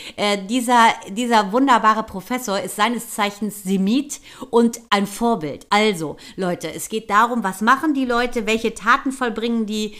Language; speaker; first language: German; native; German